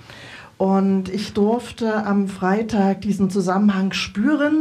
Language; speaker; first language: German; native; German